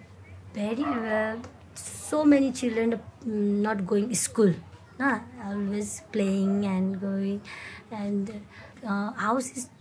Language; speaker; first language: English; non-native, learner; Nepali